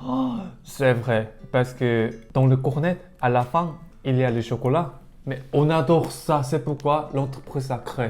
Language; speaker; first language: French; non-native, learner; Korean